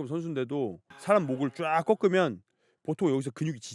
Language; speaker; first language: Korean; native; Korean